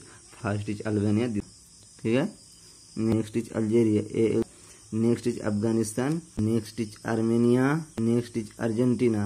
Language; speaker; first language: English; non-native, local second language; Hindi